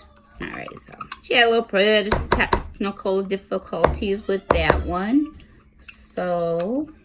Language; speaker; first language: English; native; English